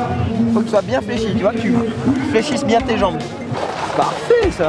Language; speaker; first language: French; native; French